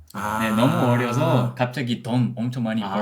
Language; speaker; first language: Korean; non-native, learner; Portuguese